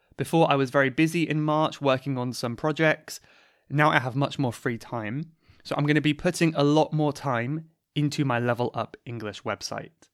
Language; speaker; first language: English; native; English